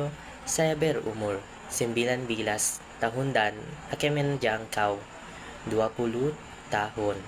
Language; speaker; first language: Indonesian; non-native, learner; Filipino